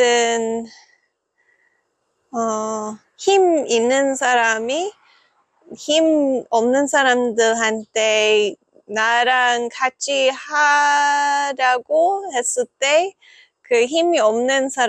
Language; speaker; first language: Korean; non-native, fluent; English